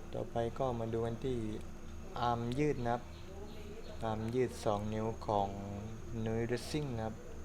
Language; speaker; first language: Thai; native; Thai